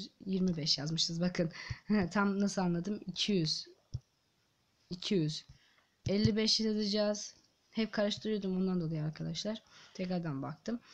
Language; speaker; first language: Turkish; native; Turkish